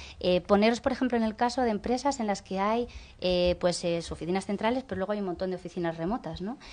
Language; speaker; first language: Spanish; native; Spanish